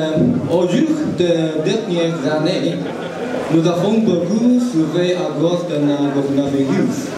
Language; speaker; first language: French; non-native, learner; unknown